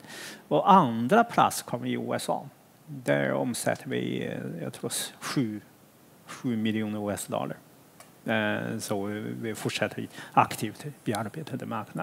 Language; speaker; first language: Swedish; non-native, fluent; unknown